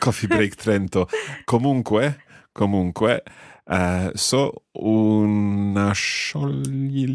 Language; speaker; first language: Italian; non-native, fluent; English